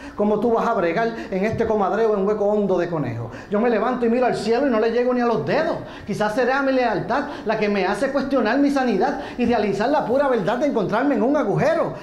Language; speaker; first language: Spanish; native; Spanish